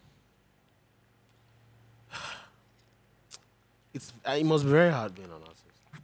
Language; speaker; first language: English; non-native, local second language; Yoruba